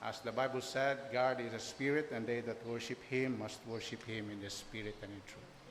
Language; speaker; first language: English; non-native, local second language; Filipino